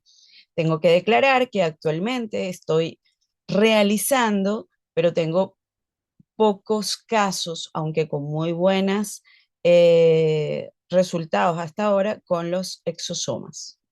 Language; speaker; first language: Spanish; native; Spanish